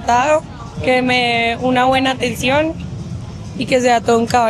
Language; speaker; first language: Spanish; native; Spanish